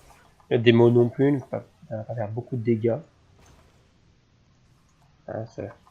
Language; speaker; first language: French; native; French